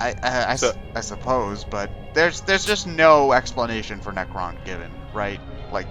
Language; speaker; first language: English; native; English